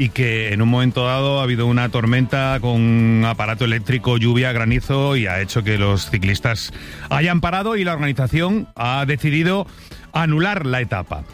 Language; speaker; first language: Spanish; native; Spanish